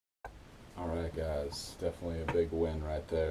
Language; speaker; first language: English; native; English